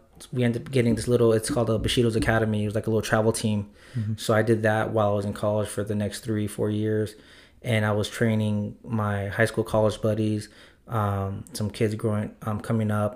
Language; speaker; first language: English; native; English